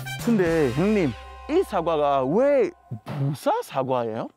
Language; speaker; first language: Korean; non-native, fluent; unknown